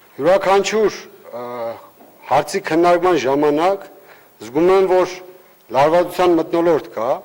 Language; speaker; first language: Armenian; native; Armenian